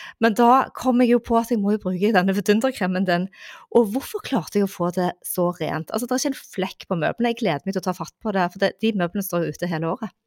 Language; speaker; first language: Norwegian; native; Norwegian